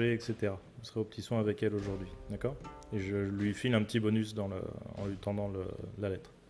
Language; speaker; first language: French; native; French